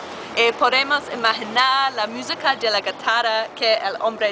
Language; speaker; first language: Spanish; non-native, learner; English